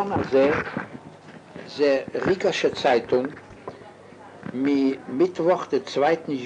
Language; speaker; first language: Hebrew; non-native, fluent; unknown